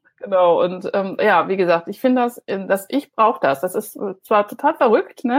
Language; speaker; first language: German; native; German